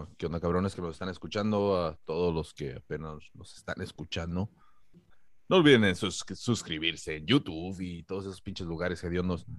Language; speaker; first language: Spanish; native; Spanish